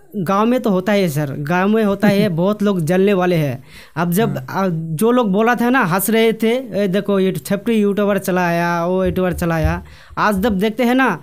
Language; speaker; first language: Hindi; non-native, local second language; Bangla